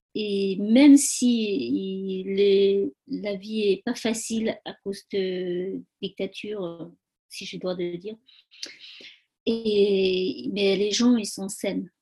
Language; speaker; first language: French; non-native, learner; Tibetan